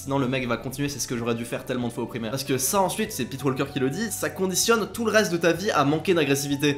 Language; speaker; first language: French; native; French